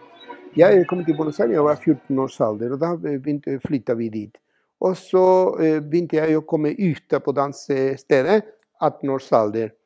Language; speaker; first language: Norwegian; non-native, fluent; Spanish